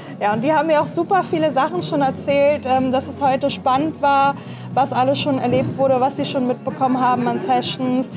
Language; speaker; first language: German; native; German